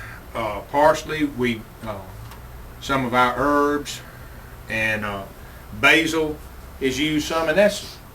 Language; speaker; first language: English; native; English